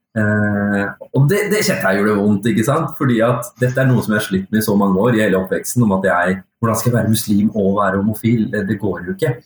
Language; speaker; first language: Norwegian; early bilingual, other home language; Urdu